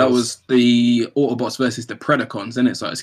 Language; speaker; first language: English; native; English